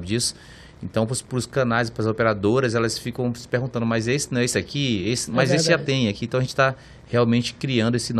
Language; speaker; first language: Portuguese; native; Portuguese